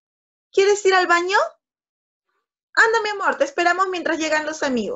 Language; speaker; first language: Spanish; native; Spanish